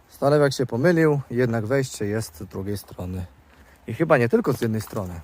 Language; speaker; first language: Polish; native; Polish